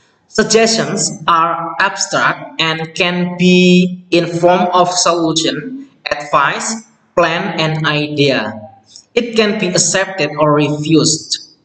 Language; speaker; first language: English; non-native, fluent; Indonesian